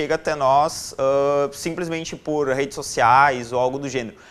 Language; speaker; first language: Portuguese; native; Portuguese